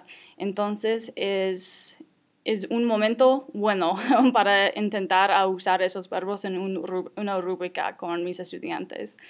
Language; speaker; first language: Spanish; non-native, fluent; English